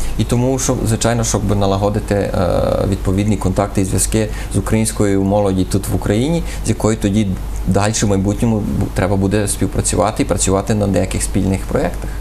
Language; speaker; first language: Ukrainian; early bilingual, heritage; Ukrainian